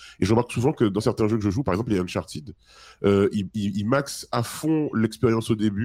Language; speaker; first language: French; native; French